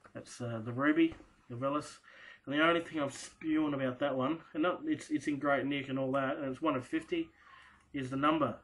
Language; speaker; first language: English; native; English